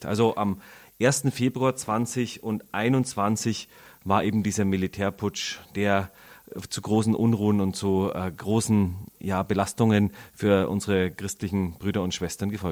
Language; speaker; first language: German; native; German